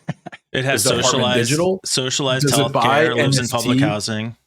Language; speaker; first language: English; native; English